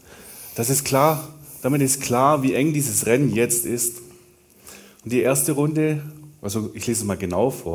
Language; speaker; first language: German; native; German